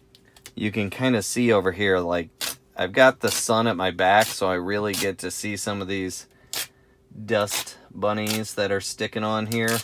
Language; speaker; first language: English; native; English